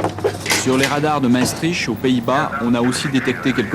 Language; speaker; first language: French; native; French